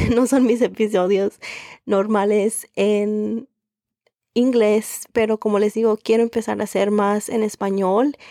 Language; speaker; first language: Spanish; early bilingual, heritage; Spanish